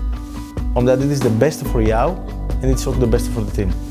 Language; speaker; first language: Dutch; non-native, fluent; Greek